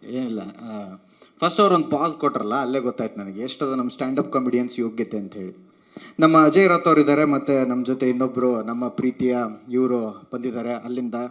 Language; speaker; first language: Kannada; native; Kannada